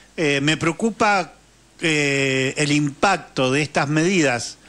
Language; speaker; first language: Spanish; native; Spanish